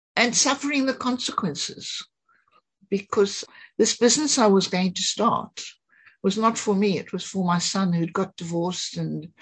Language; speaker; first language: English; native; English